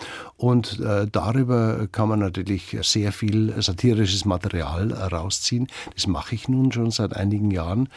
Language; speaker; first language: German; native; German